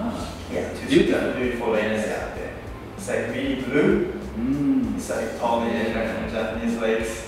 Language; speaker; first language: English; non-native, fluent; Japanese